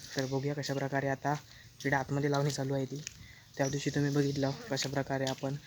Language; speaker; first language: Marathi; non-native, local second language; Konkani